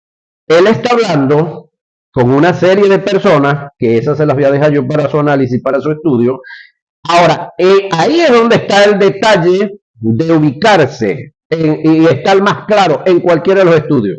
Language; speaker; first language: Spanish; native; Spanish